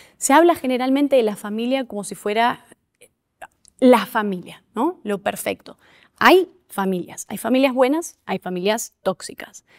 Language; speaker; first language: Spanish; native; Spanish